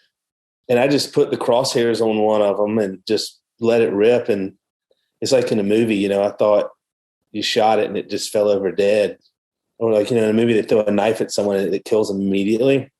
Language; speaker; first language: English; native; English